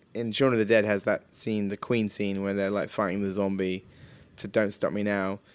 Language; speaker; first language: English; native; English